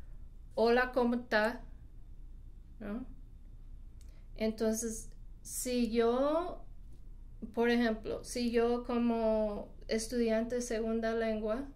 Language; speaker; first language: Spanish; non-native, fluent; English